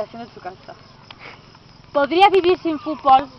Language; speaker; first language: Spanish; native; Spanish